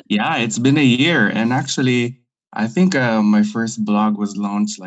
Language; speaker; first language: English; non-native, local second language; Filipino